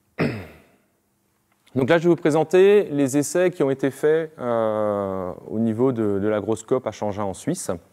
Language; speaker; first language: French; native; French